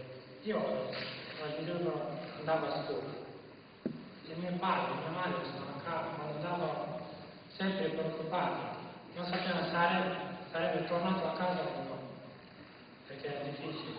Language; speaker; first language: Italian; non-native, learner; Kurdish